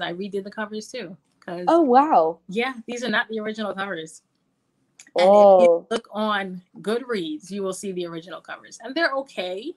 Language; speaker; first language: English; native; English